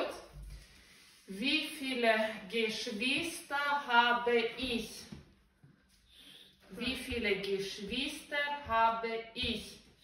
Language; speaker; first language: German; non-native, fluent; Russian